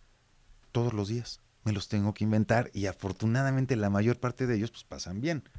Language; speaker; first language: Spanish; native; Spanish